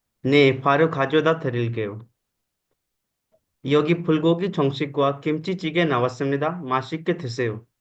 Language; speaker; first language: Korean; non-native, learner; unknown